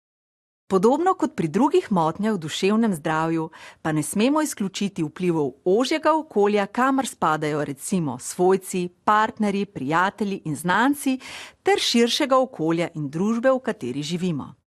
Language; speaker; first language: Slovenian; native; Slovenian